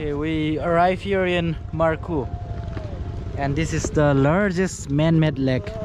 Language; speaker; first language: English; non-native, fluent; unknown